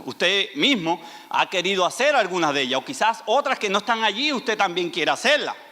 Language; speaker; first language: Spanish; native; Spanish